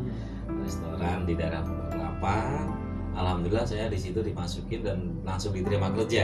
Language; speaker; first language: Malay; non-native, local second language; Javanese